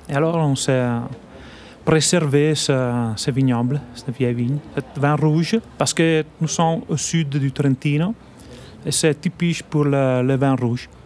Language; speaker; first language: French; non-native, learner; Italian